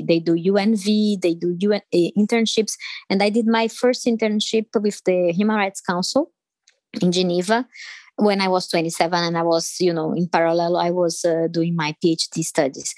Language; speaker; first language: English; non-native, fluent; Portuguese